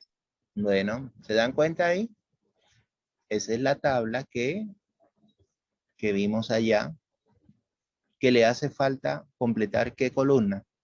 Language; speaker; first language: Spanish; native; Spanish